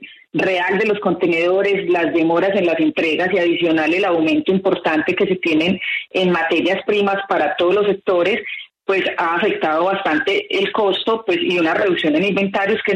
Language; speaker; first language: Spanish; native; Spanish